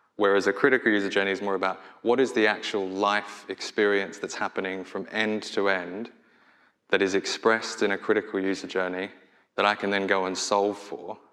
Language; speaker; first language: English; native; English